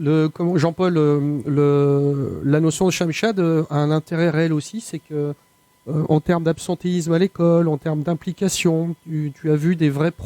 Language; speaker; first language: French; native; French